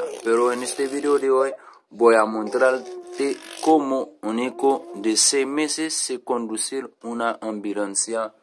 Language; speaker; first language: Spanish; non-native, learner; Haitian Creole